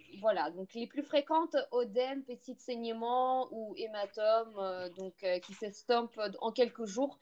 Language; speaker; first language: French; non-native, fluent; Russian